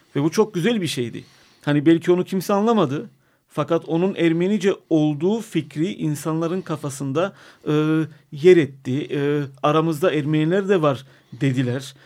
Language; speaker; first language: Turkish; non-native, local second language; Armenian